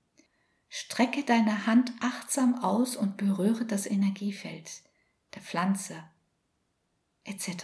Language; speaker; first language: German; native; German